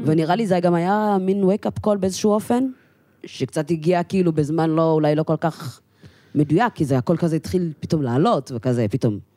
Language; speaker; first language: Hebrew; early bilingual, other home language; Amharic